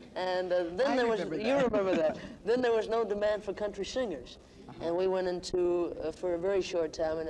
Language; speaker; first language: English; native; English